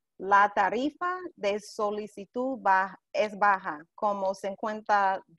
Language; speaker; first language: Spanish; non-native, fluent; English